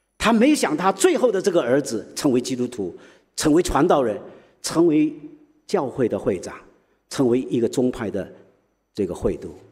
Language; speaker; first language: Chinese; early bilingual, heritage; Chinese